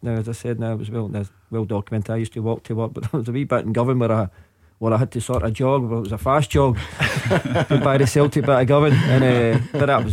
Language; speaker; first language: English; native; English